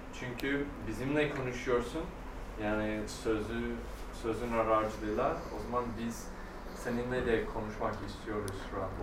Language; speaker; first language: Turkish; non-native, fluent; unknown